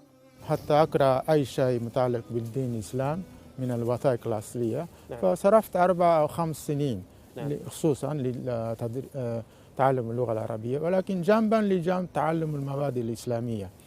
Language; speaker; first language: Arabic; non-native, fluent; Japanese